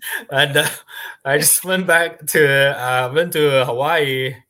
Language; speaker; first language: English; non-native, fluent; Chinese